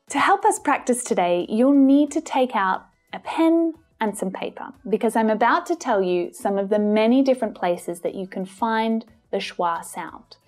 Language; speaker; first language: English; native; English